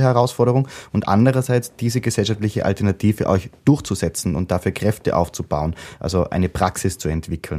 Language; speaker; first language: German; native; German